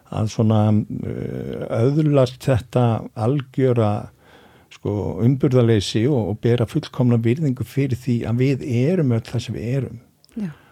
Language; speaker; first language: Icelandic; native; Icelandic